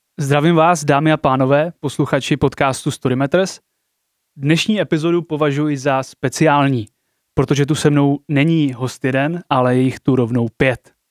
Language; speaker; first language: Czech; native; Czech